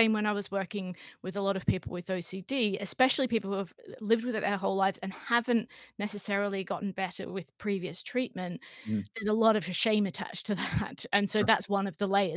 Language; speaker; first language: English; native; English